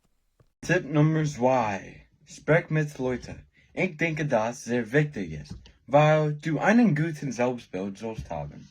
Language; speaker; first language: German; non-native, learner; English